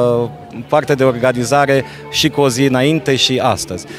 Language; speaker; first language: Romanian; native; Romanian